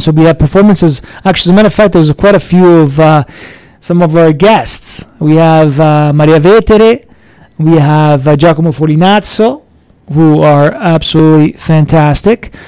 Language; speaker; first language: English; early bilingual, other home language; Italian